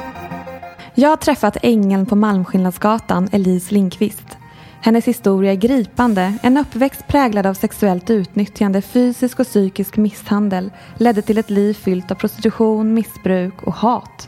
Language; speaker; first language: Swedish; native; Swedish